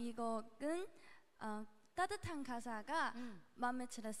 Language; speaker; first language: Korean; non-native, learner; Chinese